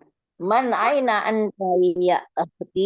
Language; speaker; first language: Arabic; non-native, learner; Indonesian